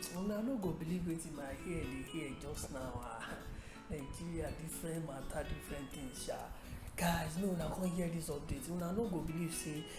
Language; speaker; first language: Nigerian Pidgin; native; Nigerian Pidgin